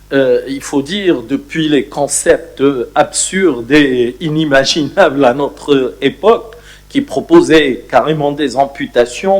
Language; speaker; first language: French; non-native, local second language; Arabic